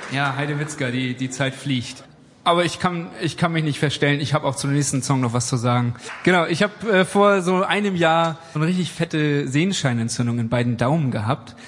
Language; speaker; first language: German; native; German